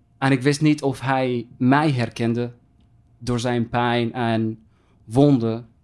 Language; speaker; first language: Dutch; non-native, fluent; Arabic